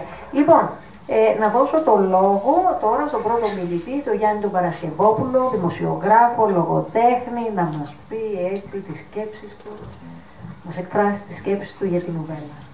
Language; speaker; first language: Greek; native; Greek